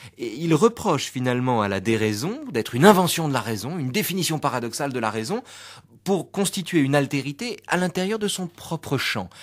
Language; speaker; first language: French; native; French